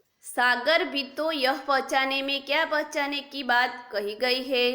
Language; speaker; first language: Hindi; non-native, local second language; Gujarati